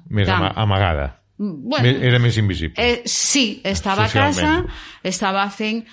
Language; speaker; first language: Catalan; non-native, local second language; Spanish